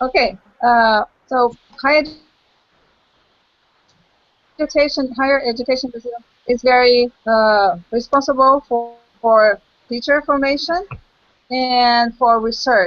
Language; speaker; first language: English; non-native, local second language; Portuguese